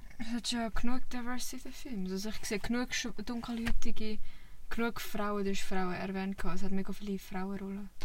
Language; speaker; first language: German; early bilingual, other home language; Vietnamese